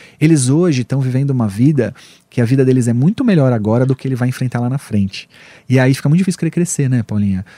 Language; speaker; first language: Portuguese; native; Portuguese